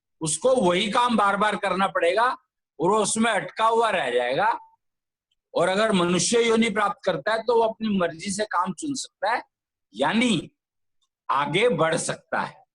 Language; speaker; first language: Hindi; native; Hindi